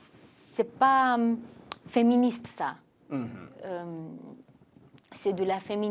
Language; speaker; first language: French; non-native, fluent; Romanian